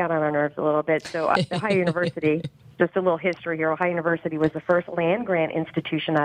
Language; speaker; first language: English; native; English